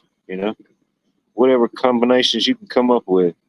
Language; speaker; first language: English; native; English